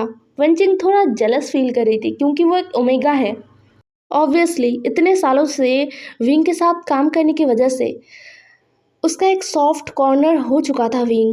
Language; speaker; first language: Hindi; non-native, local second language; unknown